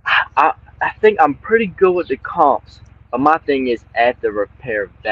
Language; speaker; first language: English; native; English